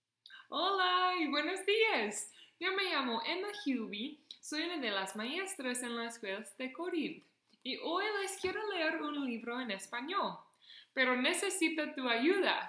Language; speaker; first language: Spanish; non-native, fluent; English